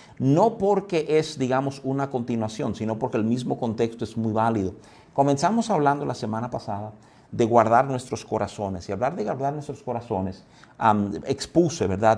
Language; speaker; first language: Spanish; native; Spanish